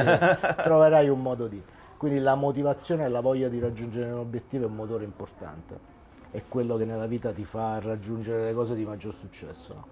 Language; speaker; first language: Italian; native; Italian